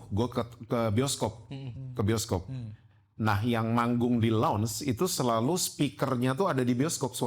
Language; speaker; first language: Indonesian; native; Indonesian